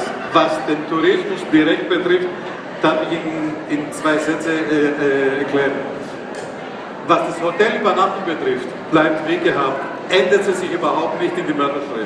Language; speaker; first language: German; non-native, fluent; Greek